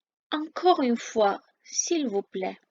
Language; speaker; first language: French; non-native, fluent; Armenian